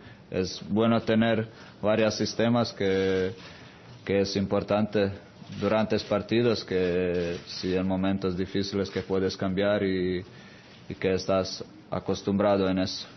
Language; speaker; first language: Spanish; non-native, fluent; Croatian